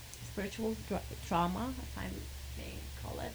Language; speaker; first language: English; non-native, fluent; Arabic